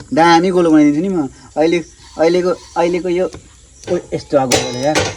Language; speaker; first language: Nepali; non-native, local second language; Rana Tharu